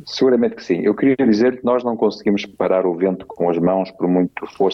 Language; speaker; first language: Portuguese; native; Portuguese